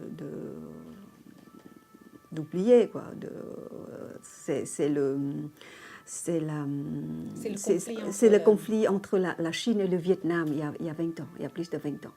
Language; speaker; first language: French; non-native, fluent; Vietnamese